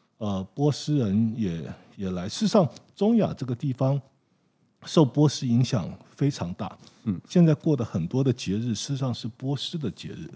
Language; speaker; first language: Chinese; native; Chinese